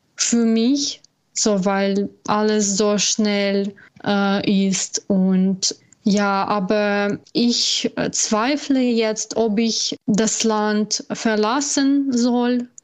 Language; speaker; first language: German; non-native, learner; Ukrainian